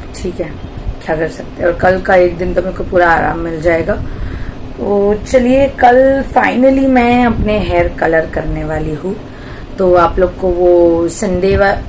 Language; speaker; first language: Hindi; native; Hindi